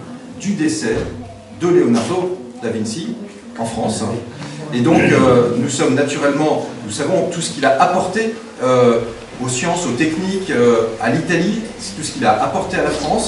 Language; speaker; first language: French; native; French